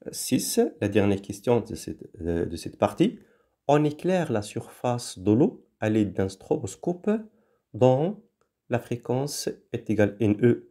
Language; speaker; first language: French; non-native, local second language; Arabic